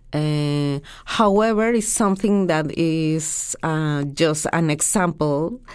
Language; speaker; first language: English; non-native, fluent; Spanish